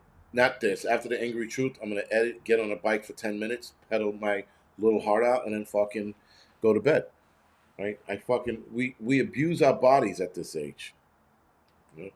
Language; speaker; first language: English; native; English